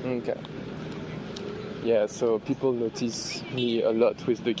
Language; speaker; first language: English; non-native, learner; French